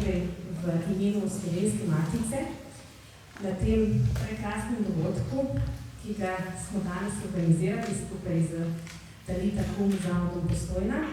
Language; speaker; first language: Slovenian; native; Slovenian